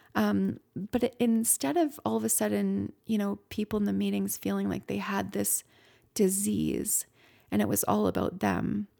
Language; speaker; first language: English; native; English